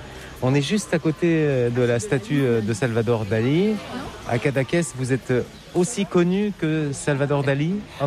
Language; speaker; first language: French; native; French